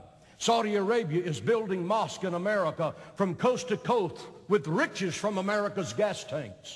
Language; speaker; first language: English; native; English